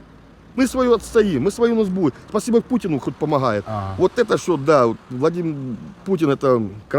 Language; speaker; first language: Russian; native; Russian